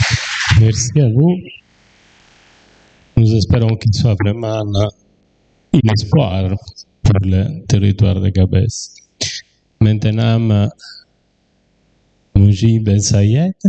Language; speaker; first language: French; non-native, fluent; Italian